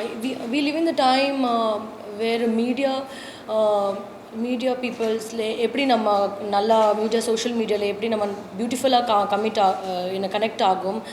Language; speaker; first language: Tamil; non-native, learner; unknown